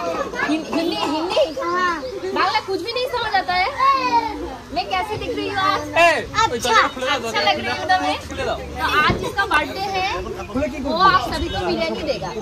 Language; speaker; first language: Hindi; non-native, local second language; Bangla